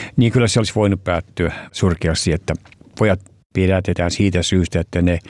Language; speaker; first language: Finnish; early bilingual, heritage; Finnish